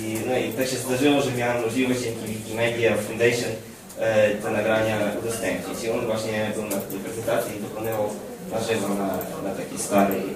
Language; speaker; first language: Polish; non-native, fluent; Ukrainian